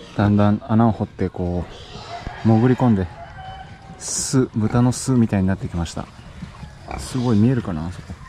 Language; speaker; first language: Japanese; native; Japanese